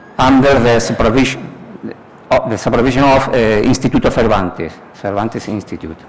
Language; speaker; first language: English; non-native, fluent; Spanish